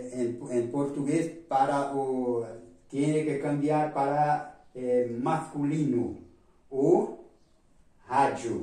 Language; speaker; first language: Spanish; non-native, fluent; Portuguese